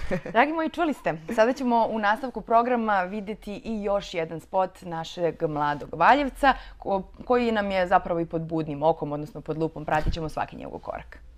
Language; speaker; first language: Bosnian; native; Bosnian